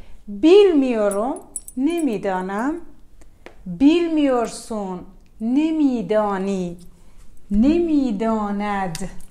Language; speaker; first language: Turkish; non-native, learner; Persian